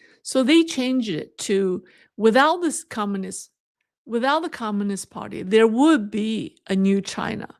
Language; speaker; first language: English; non-native, fluent; Chinese